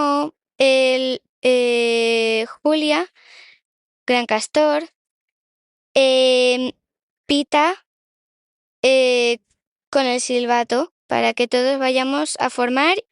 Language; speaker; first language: Spanish; native; Spanish